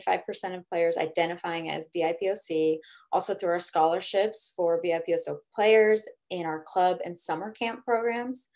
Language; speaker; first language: English; native; English